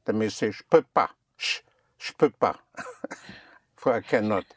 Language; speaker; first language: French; non-native, fluent; English